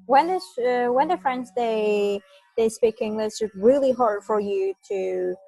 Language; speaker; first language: English; non-native, fluent; Vietnamese